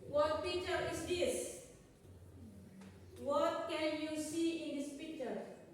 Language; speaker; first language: English; non-native, local second language; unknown